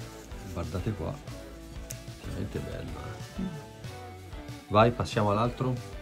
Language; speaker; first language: Italian; native; Italian